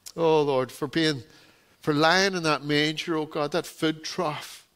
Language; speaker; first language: English; native; English